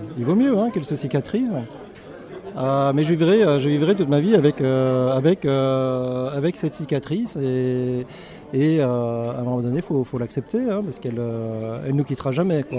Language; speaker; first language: French; early bilingual, other home language; Korean